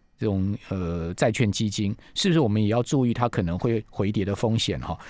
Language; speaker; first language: Chinese; native; Chinese